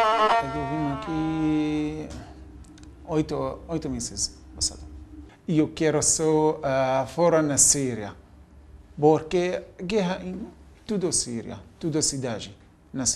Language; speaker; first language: Portuguese; non-native, learner; Arabic